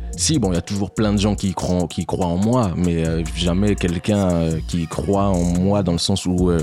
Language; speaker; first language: French; non-native, local second language; Baoulé